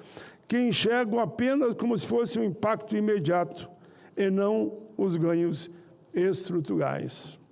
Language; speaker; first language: Portuguese; native; Portuguese